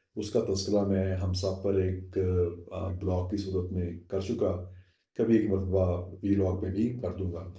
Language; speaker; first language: Urdu; non-native, local second language; Saraiki